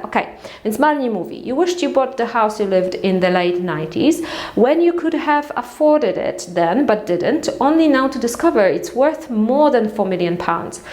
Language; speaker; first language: English; non-native, fluent; Polish